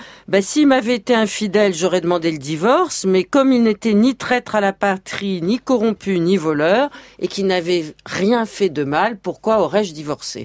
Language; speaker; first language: French; native; French